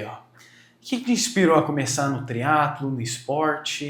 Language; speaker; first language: Portuguese; native; Portuguese